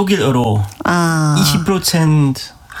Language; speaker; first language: Korean; non-native, learner; German